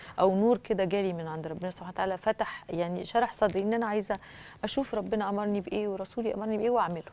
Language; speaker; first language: Arabic; native; Arabic